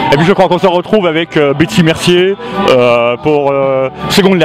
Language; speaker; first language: French; native; French